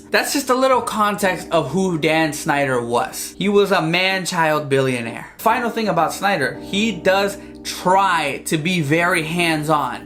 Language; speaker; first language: English; native; English